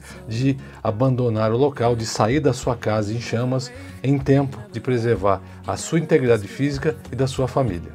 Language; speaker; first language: Portuguese; native; Portuguese